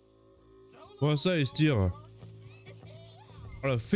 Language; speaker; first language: French; native; French